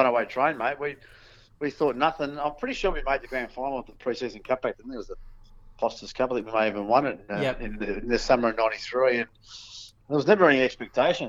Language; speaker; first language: English; native; English